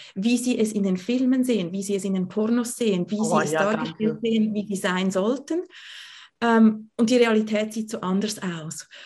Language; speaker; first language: German; native; German